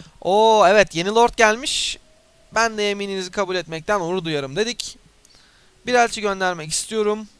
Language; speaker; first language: Turkish; native; Turkish